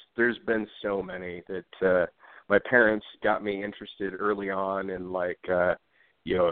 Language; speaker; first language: English; native; English